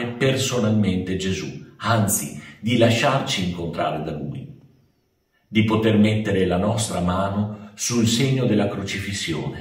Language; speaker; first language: Italian; native; Italian